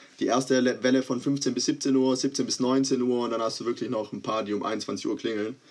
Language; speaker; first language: German; early bilingual, other home language; Croatian